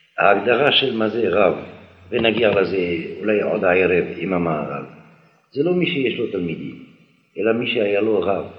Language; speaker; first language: Hebrew; non-native, fluent; French